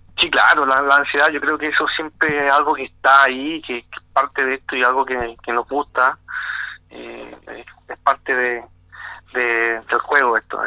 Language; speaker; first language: Spanish; native; Spanish